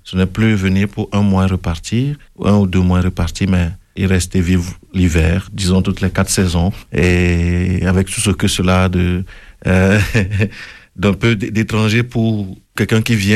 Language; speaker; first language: French; non-native, local second language; Ewe